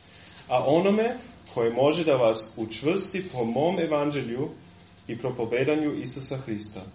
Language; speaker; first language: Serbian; non-native, fluent; German